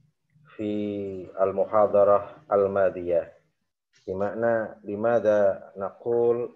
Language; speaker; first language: Arabic; non-native, fluent; Indonesian